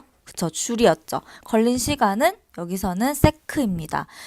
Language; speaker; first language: Korean; native; Korean